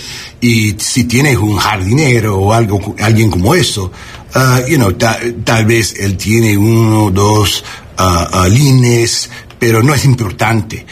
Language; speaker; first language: Spanish; non-native, learner; English